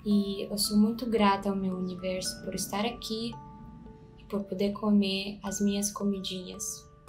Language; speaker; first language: Portuguese; non-native, fluent; Russian